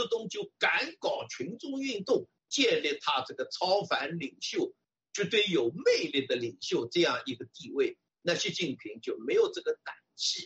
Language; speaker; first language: Chinese; native; Chinese